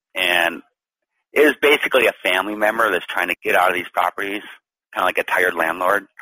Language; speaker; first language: English; native; English